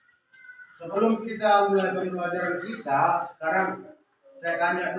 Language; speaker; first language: Indonesian; native; Indonesian